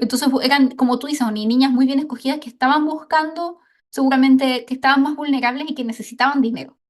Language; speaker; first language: Spanish; native; Spanish